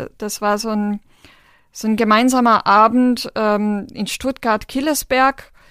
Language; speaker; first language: German; non-native, local second language; Romany